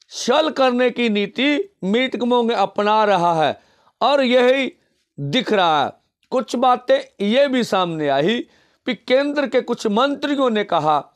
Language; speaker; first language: Hindi; non-native, local second language; Punjabi